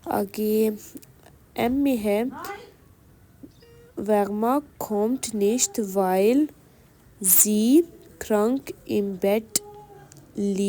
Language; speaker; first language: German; non-native, fluent; Urdu